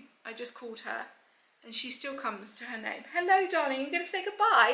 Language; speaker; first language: English; native; English